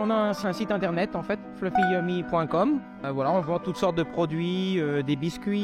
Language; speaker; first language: French; native; French